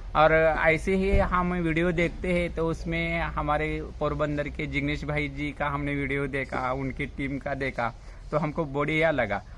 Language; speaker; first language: Hindi; non-native, local second language; Marathi